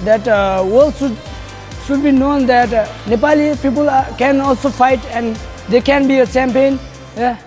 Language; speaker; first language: English; non-native, local second language; Nepali